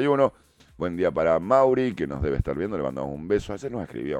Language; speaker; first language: Spanish; native; Spanish